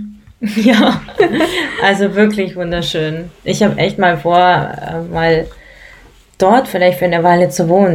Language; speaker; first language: German; early bilingual, other home language; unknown